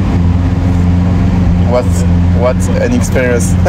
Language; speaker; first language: English; non-native, learner; French